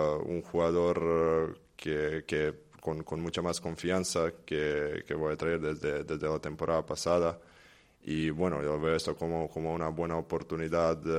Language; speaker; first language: Spanish; non-native, fluent; Serbian